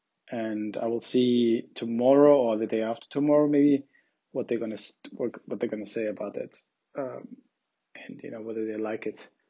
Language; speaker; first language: English; non-native, fluent; German